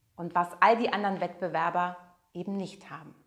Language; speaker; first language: German; native; German